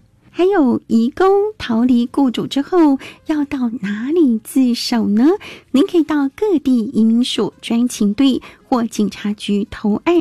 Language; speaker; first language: Chinese; native; Chinese